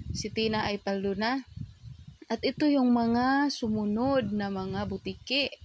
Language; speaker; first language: Filipino; non-native, local second language; Cebuano